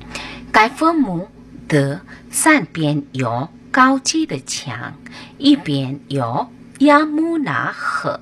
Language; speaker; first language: Chinese; non-native, fluent; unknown